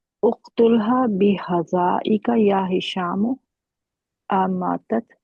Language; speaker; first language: Arabic; non-native, learner; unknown